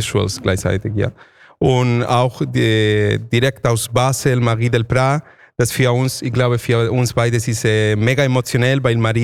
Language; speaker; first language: German; non-native, fluent; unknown